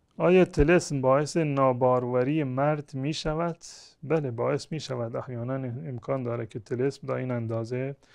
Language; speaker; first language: Persian; non-native, local second language; Baluchi